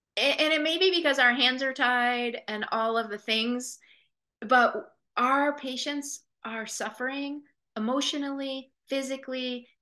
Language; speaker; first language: English; native; English